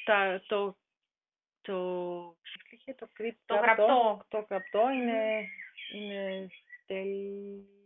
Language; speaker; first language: Greek; non-native, learner; German